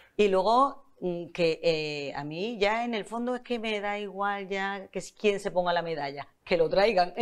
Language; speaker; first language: Spanish; native; Spanish